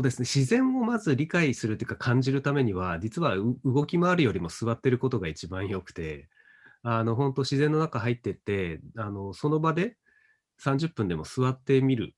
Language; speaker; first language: Japanese; native; Japanese